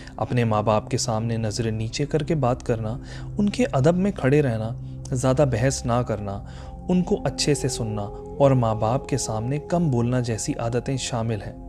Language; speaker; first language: Urdu; native; Urdu